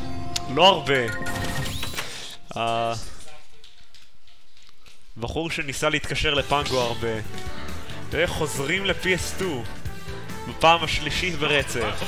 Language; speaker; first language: Hebrew; native; Hebrew